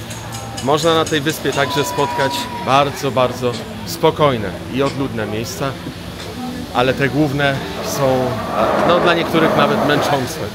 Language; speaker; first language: Polish; native; Polish